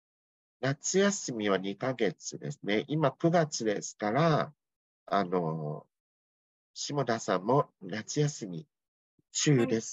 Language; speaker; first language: Japanese; non-native, fluent; Thai